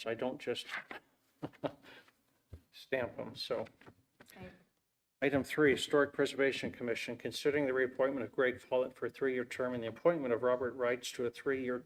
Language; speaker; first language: English; native; English